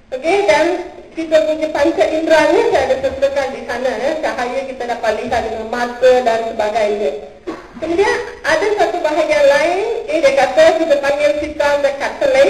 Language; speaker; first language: Malay; non-native, local second language; Tamil